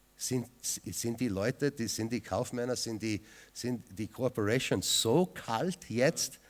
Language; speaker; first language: German; non-native, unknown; English